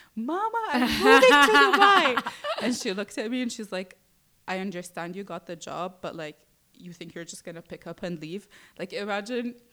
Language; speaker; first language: English; early bilingual, other home language; Arabic